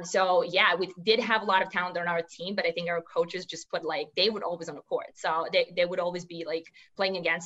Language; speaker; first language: English; non-native, fluent; Serbian